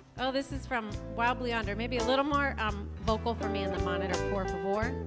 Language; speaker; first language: English; native; English